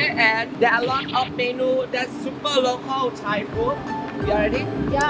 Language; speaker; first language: English; non-native, learner; Thai